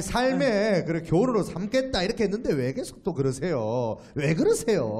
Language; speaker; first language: Korean; native; Korean